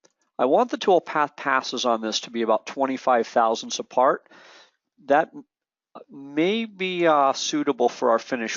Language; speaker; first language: English; native; English